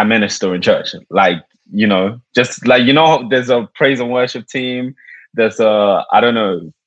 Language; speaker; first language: English; native; English